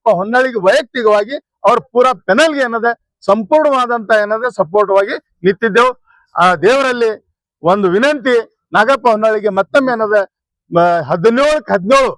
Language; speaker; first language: Kannada; non-native, local second language; Urdu